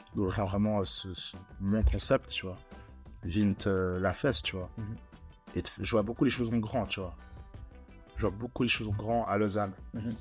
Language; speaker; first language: French; native; French